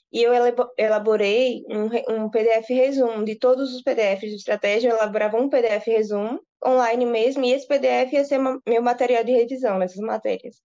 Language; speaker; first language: Portuguese; native; Portuguese